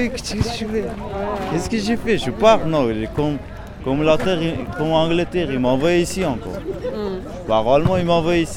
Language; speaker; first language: French; non-native, learner; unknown